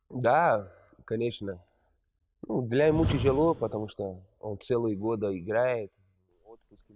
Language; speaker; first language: Russian; non-native, learner; Portuguese